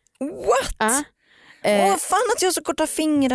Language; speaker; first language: Swedish; native; Swedish